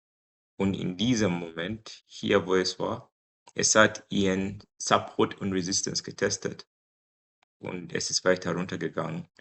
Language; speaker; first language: German; non-native, fluent; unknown